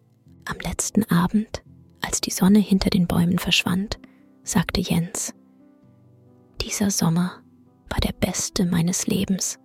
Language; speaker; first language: German; native; German